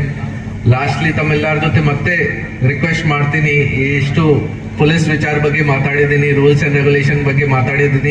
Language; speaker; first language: Kannada; non-native, learner; Hindi